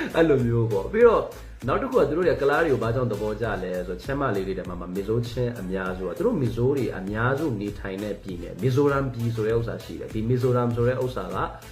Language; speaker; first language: Burmese; non-native, local second language; Mizo